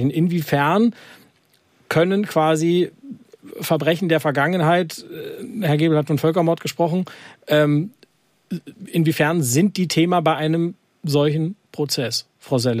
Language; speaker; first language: German; native; German